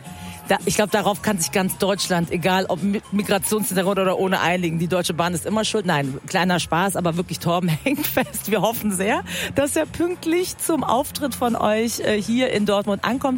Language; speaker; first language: German; early bilingual, other home language; Persian